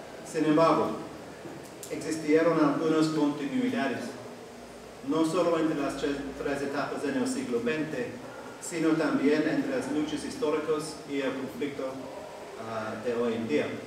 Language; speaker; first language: Spanish; non-native, fluent; English